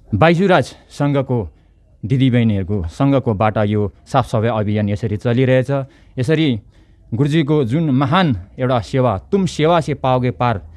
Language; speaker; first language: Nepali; native; Nepali